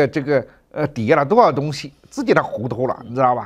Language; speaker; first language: Chinese; native; Chinese